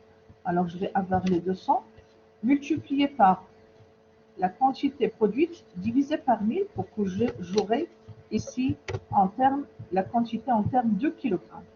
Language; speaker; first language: French; non-native, local second language; Arabic